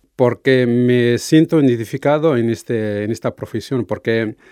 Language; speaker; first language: Spanish; non-native, fluent; Arabic